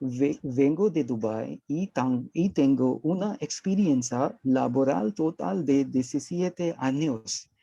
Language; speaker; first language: Spanish; non-native, learner; Hindi